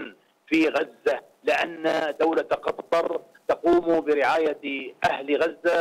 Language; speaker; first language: Arabic; native; Arabic